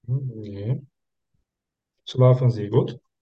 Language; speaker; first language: German; non-native, learner; Turkish